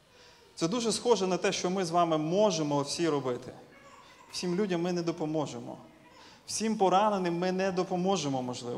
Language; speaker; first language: Ukrainian; native; Ukrainian